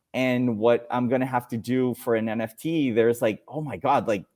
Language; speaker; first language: English; non-native, fluent; Spanish